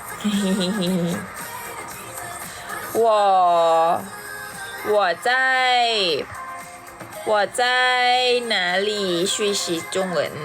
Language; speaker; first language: Chinese; non-native, learner; Thai